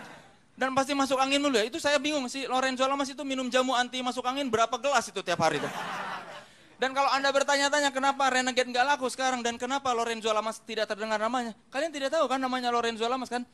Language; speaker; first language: Indonesian; native; Indonesian